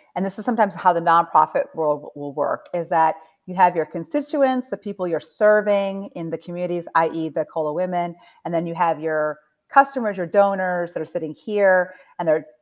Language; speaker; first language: English; native; English